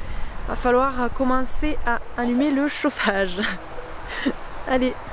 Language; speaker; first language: French; native; French